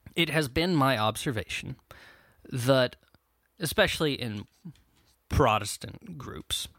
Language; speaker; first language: English; native; English